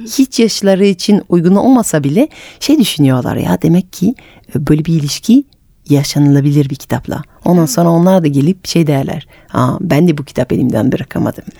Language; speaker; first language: Turkish; non-native, fluent; French